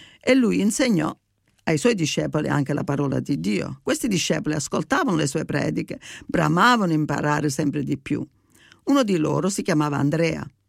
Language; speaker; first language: Italian; early bilingual, heritage; Italian